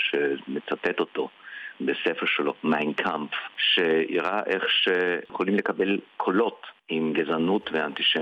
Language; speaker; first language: Hebrew; early bilingual, heritage; Hebrew